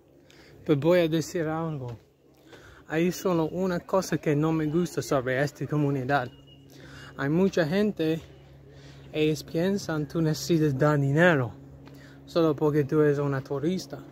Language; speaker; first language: Spanish; non-native, learner; English